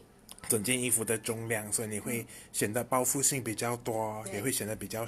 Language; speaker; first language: Chinese; native; Chinese